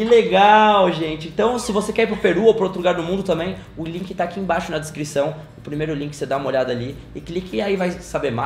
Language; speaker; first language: Portuguese; native; Portuguese